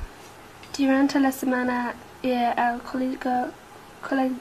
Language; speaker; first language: Spanish; non-native, learner; English